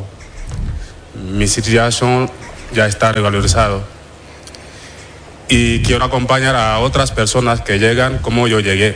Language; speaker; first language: Spanish; non-native, fluent; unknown